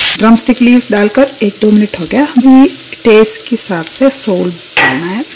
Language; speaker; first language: Hindi; non-native, local second language; Malayalam